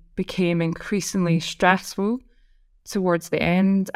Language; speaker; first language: English; native; English